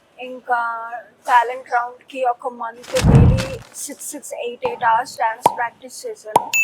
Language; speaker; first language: Telugu; non-native, local second language; Punjabi